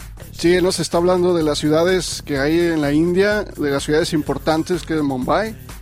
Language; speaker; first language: Spanish; native; Spanish